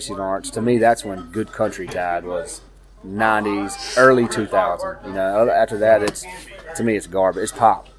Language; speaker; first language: English; native; English